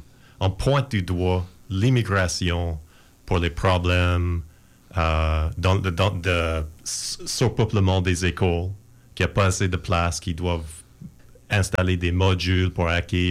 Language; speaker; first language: French; native; French